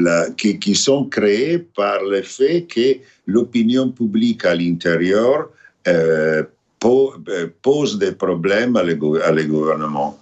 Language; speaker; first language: French; non-native, fluent; Italian